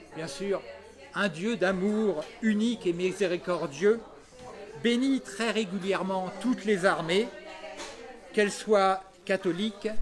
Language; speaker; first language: French; native; French